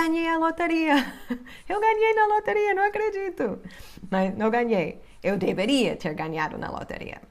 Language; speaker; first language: Portuguese; non-native, fluent; English